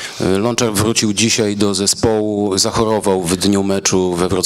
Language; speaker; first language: Polish; native; Polish